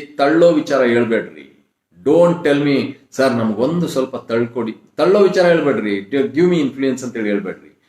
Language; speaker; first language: Kannada; non-native, local second language; Kodava